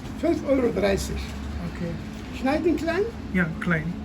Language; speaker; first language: German; non-native, learner; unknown